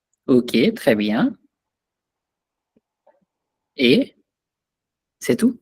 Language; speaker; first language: French; non-native, fluent; Hindi